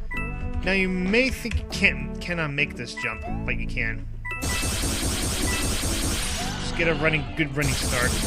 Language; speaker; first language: English; native; English